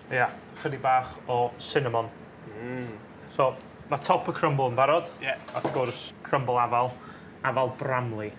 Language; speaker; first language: Welsh; native; Welsh